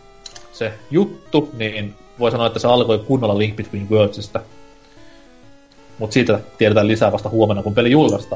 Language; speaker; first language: Finnish; native; Finnish